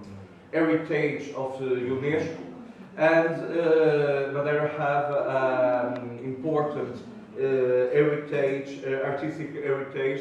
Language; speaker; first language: English; non-native, learner; Portuguese